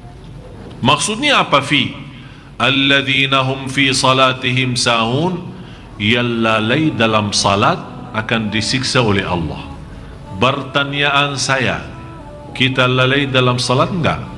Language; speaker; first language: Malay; non-native, fluent; Arabic